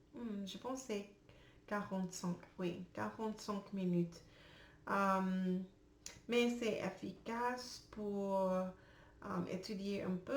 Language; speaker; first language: French; non-native, learner; English